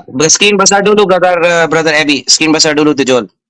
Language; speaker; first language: Indonesian; non-native, fluent; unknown